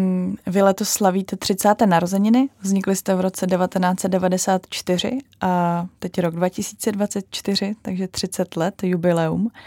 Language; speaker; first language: Czech; native; Czech